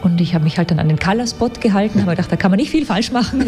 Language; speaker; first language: German; native; German